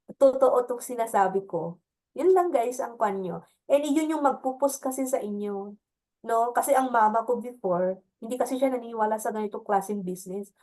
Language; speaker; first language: Filipino; native; Filipino